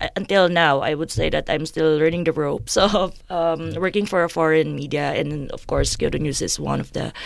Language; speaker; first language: English; non-native, local second language; Filipino